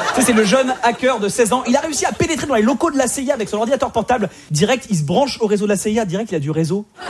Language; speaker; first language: French; native; French